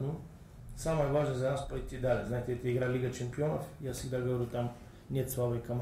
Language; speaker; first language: Russian; non-native, learner; Bulgarian